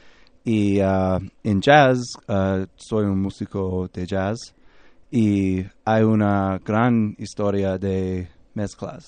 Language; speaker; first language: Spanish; non-native, learner; English